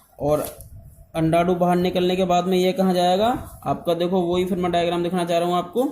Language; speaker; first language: Hindi; native; Hindi